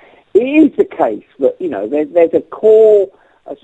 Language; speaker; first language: English; native; English